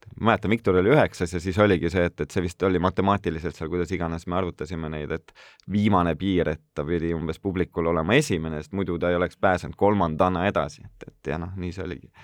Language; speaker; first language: Estonian; native; Estonian